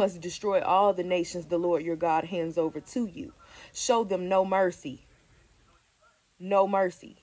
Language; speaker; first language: English; native; English